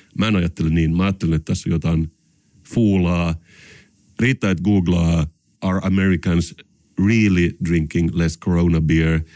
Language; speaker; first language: Finnish; non-native, local second language; Swedish